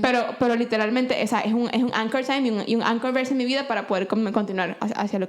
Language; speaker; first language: Spanish; native; Spanish